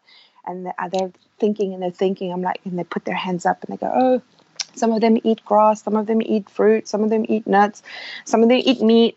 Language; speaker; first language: English; native; English